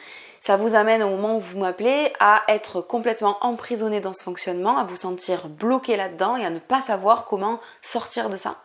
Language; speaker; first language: French; native; French